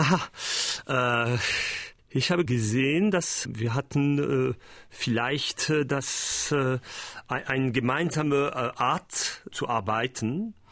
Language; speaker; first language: German; non-native, learner; French